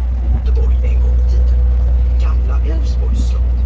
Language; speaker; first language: Swedish; native; Swedish